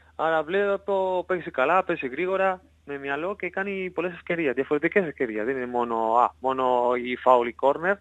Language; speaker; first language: Greek; non-native, learner; Spanish